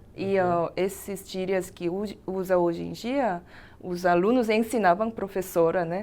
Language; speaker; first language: Portuguese; non-native, fluent; Korean